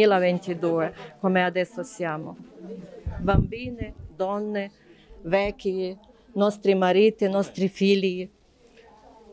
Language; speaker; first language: Italian; non-native, fluent; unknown